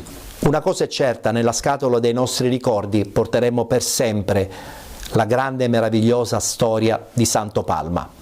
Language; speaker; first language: Italian; native; Italian